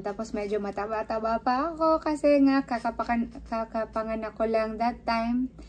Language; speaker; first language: Filipino; non-native, local second language; Cebuano